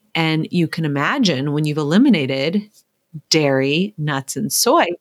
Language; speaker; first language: English; native; English